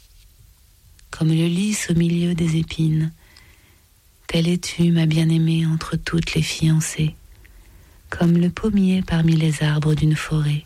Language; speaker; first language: French; native; French